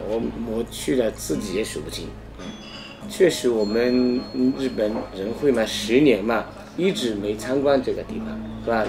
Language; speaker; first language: Chinese; non-native, fluent; Japanese